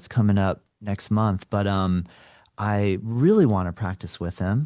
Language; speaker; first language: English; native; English